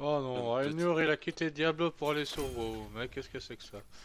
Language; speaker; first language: French; native; French